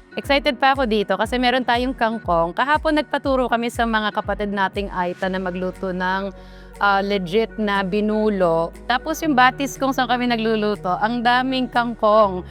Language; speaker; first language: Filipino; non-native, local second language; Pampanga